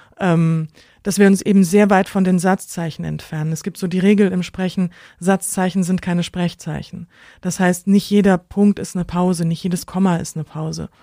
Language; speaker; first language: German; native; German